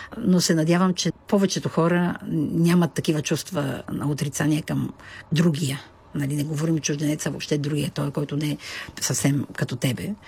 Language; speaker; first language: Bulgarian; native; Bulgarian